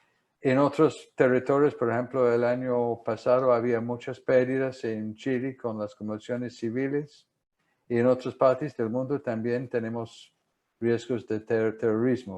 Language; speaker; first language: Spanish; non-native, fluent; English